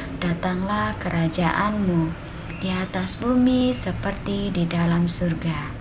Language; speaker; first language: Indonesian; native; Indonesian